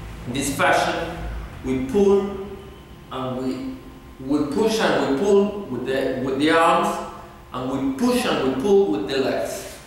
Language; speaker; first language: English; non-native, fluent; Spanish